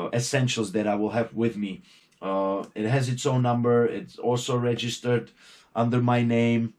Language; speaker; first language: English; non-native, fluent; Czech